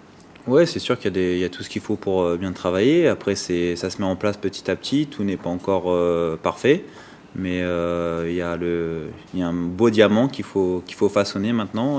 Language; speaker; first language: French; native; French